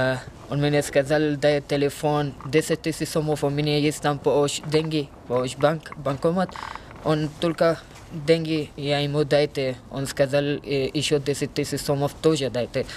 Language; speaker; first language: Russian; non-native, learner; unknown